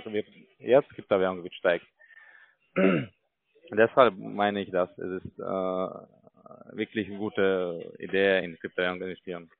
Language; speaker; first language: German; non-native, learner; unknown